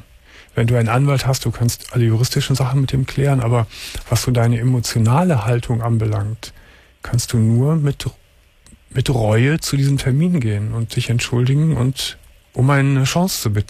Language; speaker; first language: German; native; German